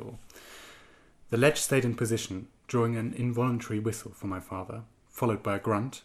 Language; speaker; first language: English; non-native, fluent; German